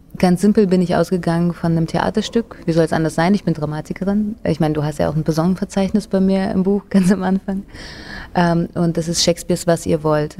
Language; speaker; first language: German; early bilingual, other home language; Russian